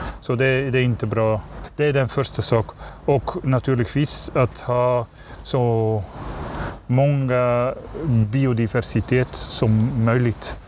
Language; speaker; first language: Swedish; non-native, learner; Dutch